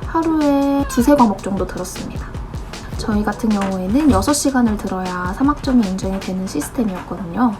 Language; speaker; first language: Korean; native; Korean